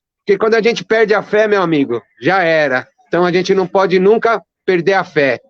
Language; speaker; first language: Portuguese; early bilingual, other home language; Arabic